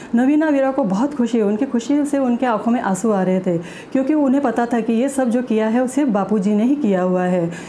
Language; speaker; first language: Hindi; non-native, local second language; Marathi